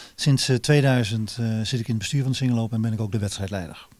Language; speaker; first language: Dutch; native; Dutch